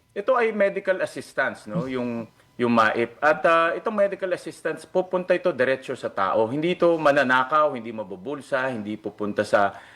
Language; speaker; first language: Filipino; native; Filipino